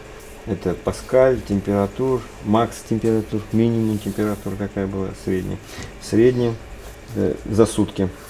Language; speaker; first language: Russian; native; Russian